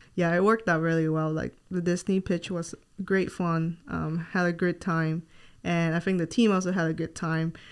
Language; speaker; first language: English; non-native, local second language; Cantonese